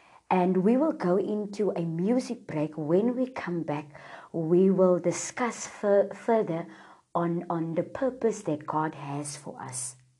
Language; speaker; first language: English; non-native, local second language; Afrikaans